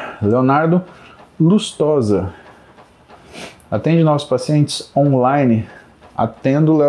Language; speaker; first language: Portuguese; native; Portuguese